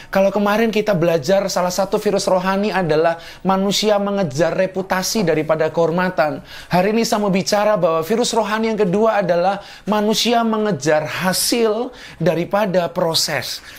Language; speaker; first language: Indonesian; native; Indonesian